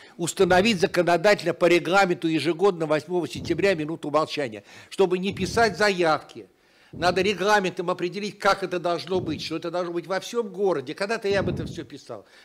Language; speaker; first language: Russian; native; Russian